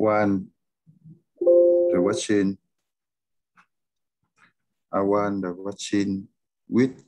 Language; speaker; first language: English; non-native, learner; Vietnamese